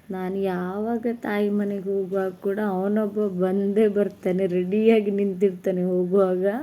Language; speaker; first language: Kannada; non-native, local second language; Tulu